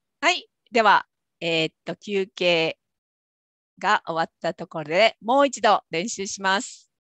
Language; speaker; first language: Japanese; native; Japanese